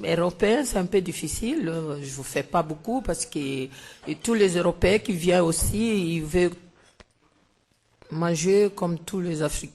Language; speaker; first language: French; non-native, learner; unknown